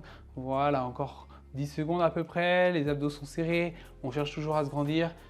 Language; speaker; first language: French; native; French